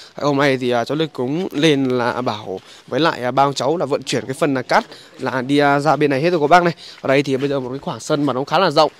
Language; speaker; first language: Vietnamese; native; Vietnamese